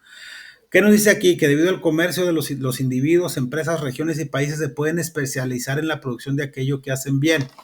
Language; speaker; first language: Spanish; native; Spanish